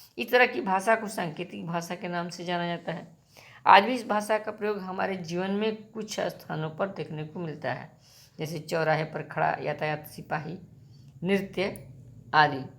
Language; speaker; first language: Hindi; native; Hindi